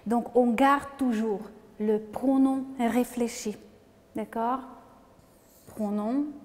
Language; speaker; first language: French; non-native, fluent; Hungarian